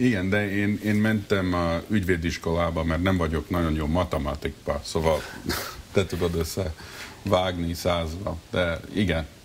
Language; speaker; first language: Hungarian; early bilingual, heritage; Hungarian